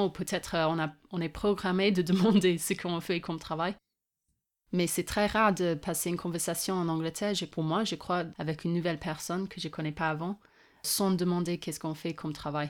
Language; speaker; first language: French; non-native, fluent; English